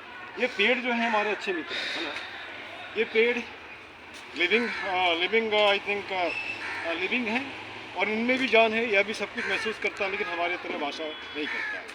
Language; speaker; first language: Hindi; native; Hindi